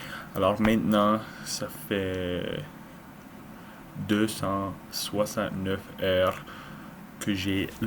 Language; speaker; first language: French; non-native, learner; English